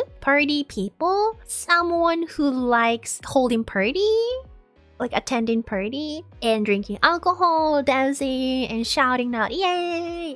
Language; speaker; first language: English; non-native, learner; Japanese